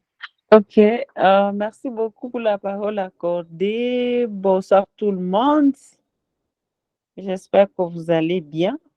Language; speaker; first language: French; non-native, local second language; Swahili